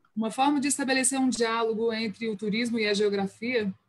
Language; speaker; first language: Portuguese; native; Portuguese